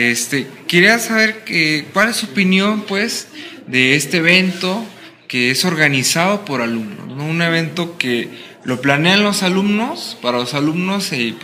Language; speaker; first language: Spanish; native; Spanish